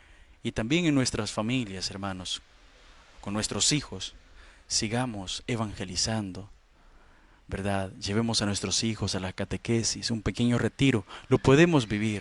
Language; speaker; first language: Spanish; native; Spanish